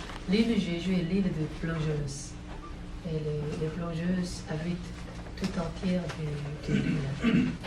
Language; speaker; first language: French; non-native, fluent; Korean